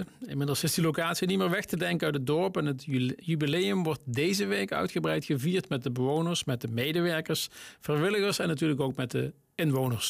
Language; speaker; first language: Dutch; native; Dutch